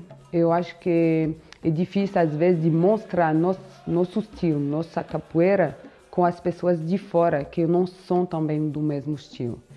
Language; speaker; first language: Portuguese; non-native, fluent; French